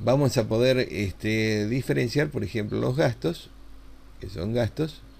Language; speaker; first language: Spanish; native; Spanish